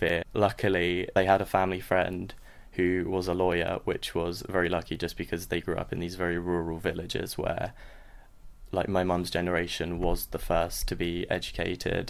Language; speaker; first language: English; native; English